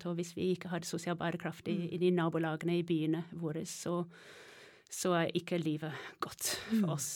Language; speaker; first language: Norwegian; non-native, fluent; English